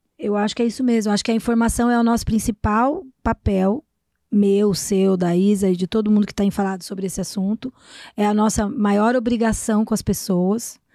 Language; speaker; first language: Portuguese; native; Portuguese